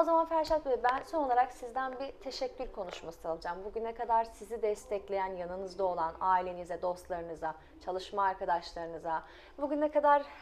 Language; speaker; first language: Turkish; native; Turkish